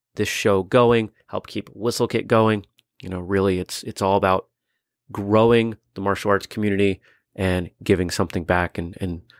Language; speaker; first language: English; native; English